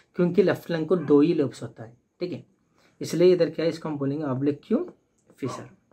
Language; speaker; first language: Hindi; non-native, local second language; Telugu